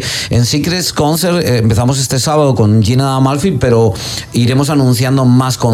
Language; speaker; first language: Spanish; native; Spanish